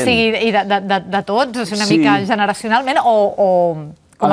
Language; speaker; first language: Catalan; native; Catalan